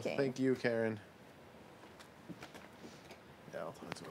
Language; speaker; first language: English; native; English